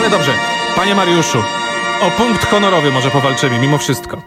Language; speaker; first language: Polish; native; Polish